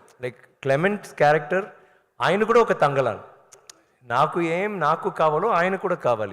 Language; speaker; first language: Telugu; non-native, local second language; Tamil